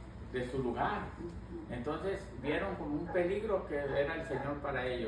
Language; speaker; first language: Spanish; native; Spanish